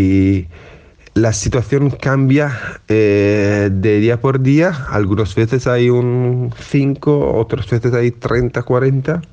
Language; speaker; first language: Spanish; non-native, fluent; Italian